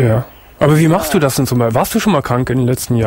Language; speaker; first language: German; native; German